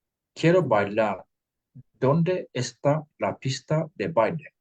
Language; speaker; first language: Spanish; non-native, learner; English